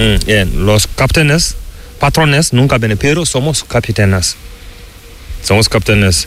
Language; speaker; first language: Spanish; non-native, learner; Fula